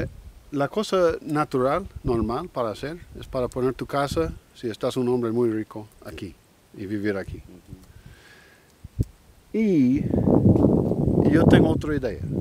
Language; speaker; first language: Spanish; non-native, learner; English